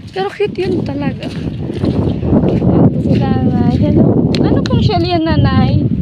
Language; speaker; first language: Filipino; non-native, local second language; Bikol